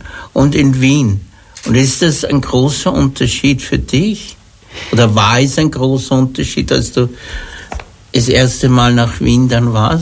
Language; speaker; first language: German; native; German